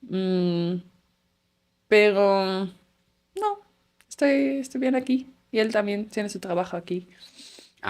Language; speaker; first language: Spanish; non-native, fluent; Dutch